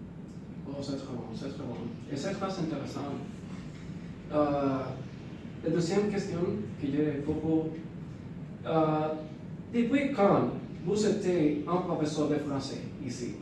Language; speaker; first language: French; non-native, learner; Spanish